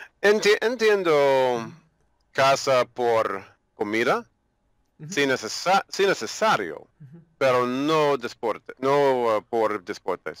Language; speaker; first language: Spanish; non-native, learner; English